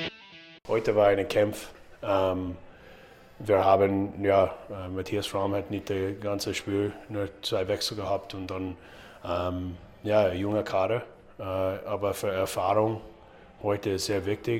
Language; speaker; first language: German; non-native, learner; English